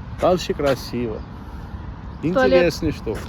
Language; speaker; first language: Russian; non-native, learner; Georgian